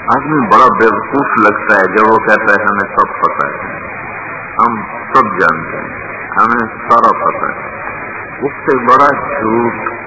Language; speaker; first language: Urdu; non-native, local second language; Punjabi